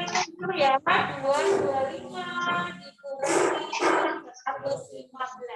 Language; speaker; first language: Indonesian; native; Indonesian